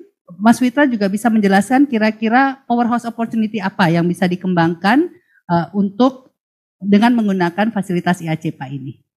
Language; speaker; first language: Indonesian; native; Indonesian